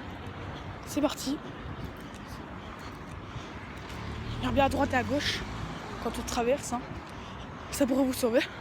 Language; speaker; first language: French; native; French